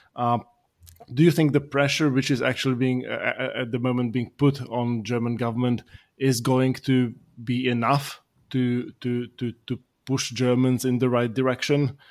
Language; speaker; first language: English; non-native, fluent; Slovak